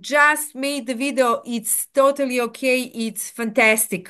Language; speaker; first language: English; non-native, learner; Serbian